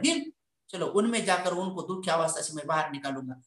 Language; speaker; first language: Hindi; non-native, local second language; Marathi